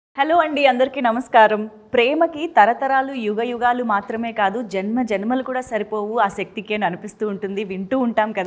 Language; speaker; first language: Telugu; native; Telugu